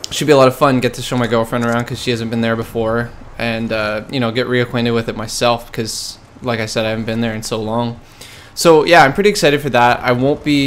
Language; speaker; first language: English; native; English